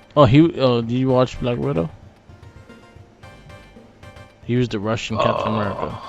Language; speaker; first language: English; native; English